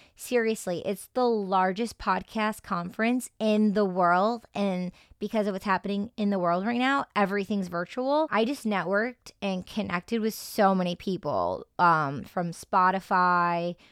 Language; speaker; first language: English; native; English